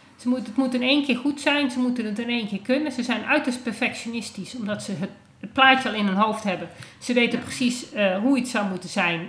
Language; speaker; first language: Dutch; native; Dutch